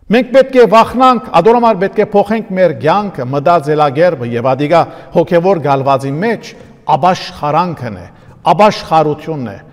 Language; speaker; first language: Armenian; native; Armenian